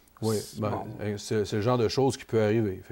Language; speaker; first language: French; native; French